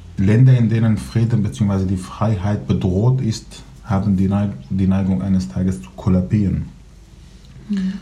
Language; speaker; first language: German; non-native, fluent; Kurdish